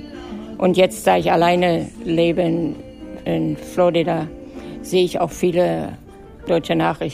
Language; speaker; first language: German; native; German